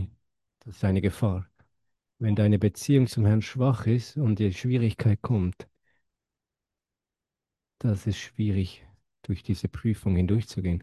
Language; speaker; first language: German; non-native, fluent; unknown